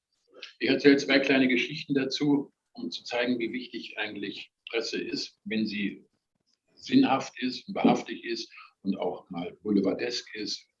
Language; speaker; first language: German; native; German